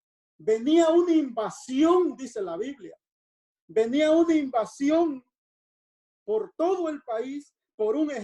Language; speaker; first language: Spanish; native; Spanish